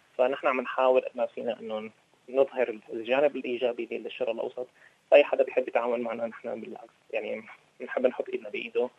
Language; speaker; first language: Arabic; native; Arabic